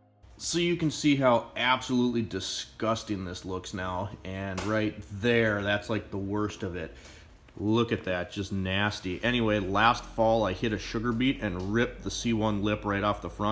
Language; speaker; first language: English; native; English